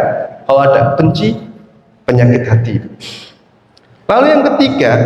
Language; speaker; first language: Indonesian; native; Indonesian